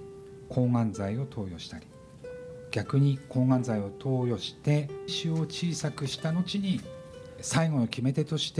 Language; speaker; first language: Japanese; native; Japanese